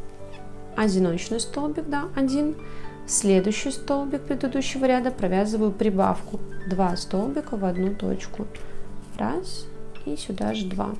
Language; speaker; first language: Russian; native; Russian